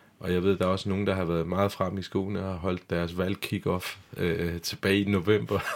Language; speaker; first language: Danish; non-native, fluent; Turkish